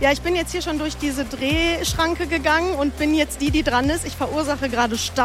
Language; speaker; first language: German; native; German